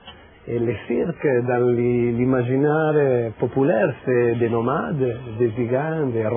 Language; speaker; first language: French; non-native, fluent; Dutch